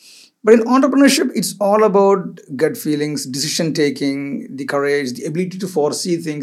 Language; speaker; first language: English; non-native, local second language; Malayalam